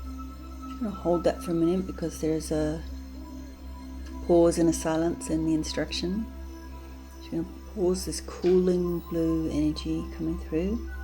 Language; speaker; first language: English; native; English